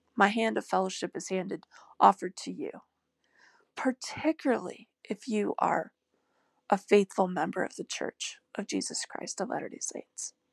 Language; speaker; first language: English; native; English